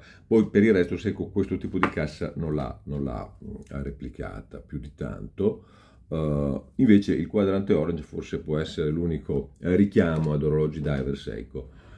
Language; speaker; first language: Italian; native; Italian